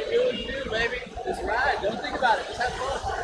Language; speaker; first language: English; native; English